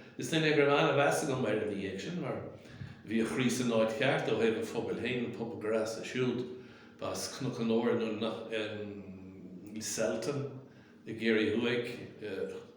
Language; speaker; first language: Irish; native; Irish